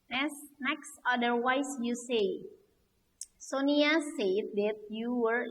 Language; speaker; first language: English; non-native, learner; Indonesian